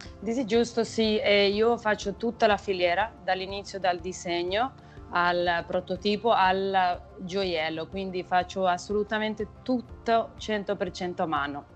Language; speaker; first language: Italian; non-native, fluent; Spanish